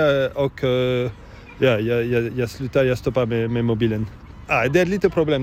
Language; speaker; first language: Swedish; non-native, learner; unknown